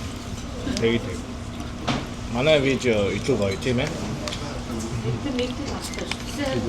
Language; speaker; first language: Mongolian; non-native, fluent; Korean